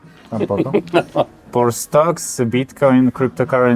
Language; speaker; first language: English; non-native, learner; Polish